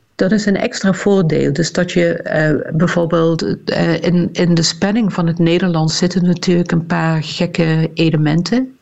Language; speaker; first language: Dutch; native; Dutch